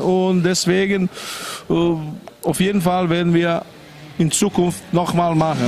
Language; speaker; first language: German; non-native, fluent; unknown